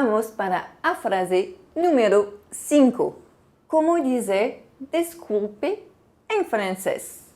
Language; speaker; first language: Portuguese; non-native, fluent; French